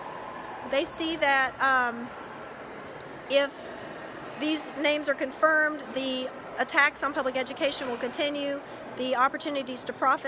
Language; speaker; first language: English; native; English